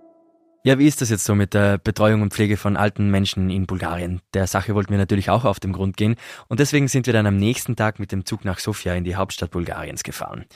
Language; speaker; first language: German; native; German